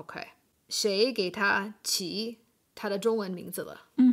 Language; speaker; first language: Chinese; non-native, learner; English